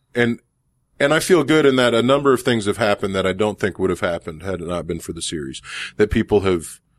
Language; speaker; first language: English; native; English